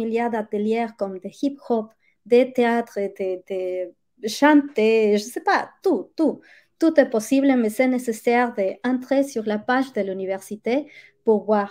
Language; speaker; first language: French; non-native, fluent; Spanish